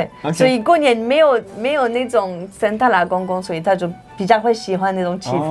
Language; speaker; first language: Chinese; non-native, fluent; French